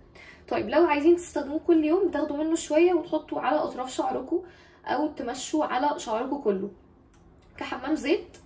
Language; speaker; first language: Arabic; native; Arabic